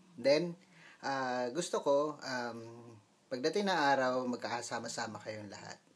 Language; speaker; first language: Filipino; native; Filipino